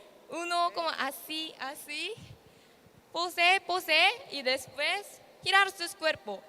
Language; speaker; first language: Spanish; non-native, learner; Korean